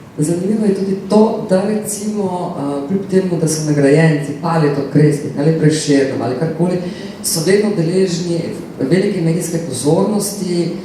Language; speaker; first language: Slovenian; native; Slovenian